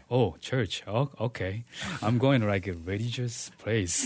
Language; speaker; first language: English; non-native, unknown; Japanese